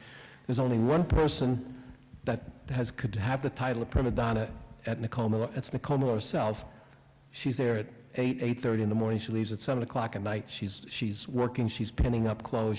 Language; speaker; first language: English; native; English